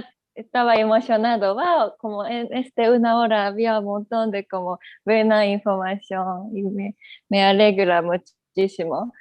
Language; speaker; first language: Spanish; non-native, learner; Japanese